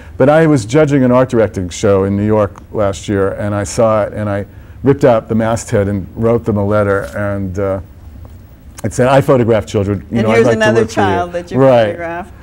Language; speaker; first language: English; native; English